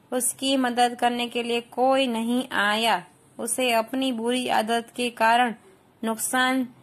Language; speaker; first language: Hindi; non-native, local second language; Gujarati